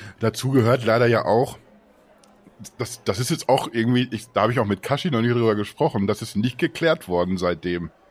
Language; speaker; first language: German; native; German